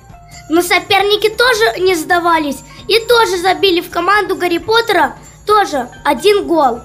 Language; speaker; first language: Russian; native; Russian